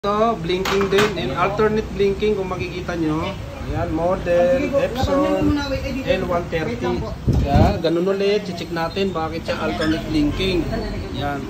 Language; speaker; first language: Filipino; native; Filipino